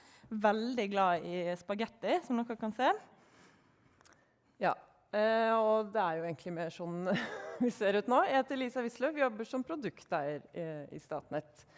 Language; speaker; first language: Norwegian; native; Norwegian